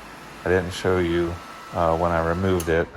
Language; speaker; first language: English; native; English